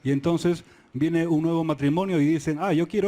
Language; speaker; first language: Spanish; native; Spanish